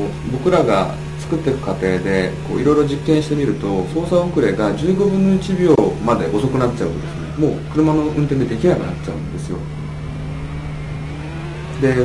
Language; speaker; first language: Japanese; native; Japanese